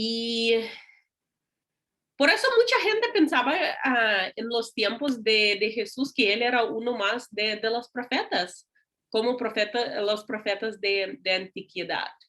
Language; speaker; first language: Spanish; non-native, learner; English